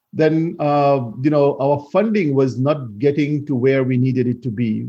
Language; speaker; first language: English; non-native, fluent; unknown